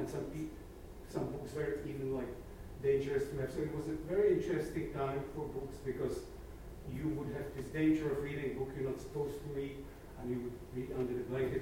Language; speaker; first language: English; non-native, fluent; Czech